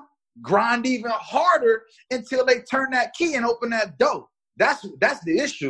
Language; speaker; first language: English; native; English